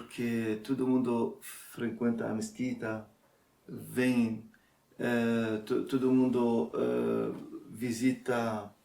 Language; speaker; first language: Portuguese; non-native, learner; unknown